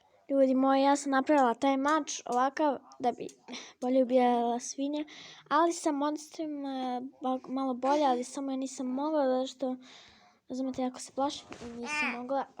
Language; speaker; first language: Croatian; early bilingual, heritage; Croatian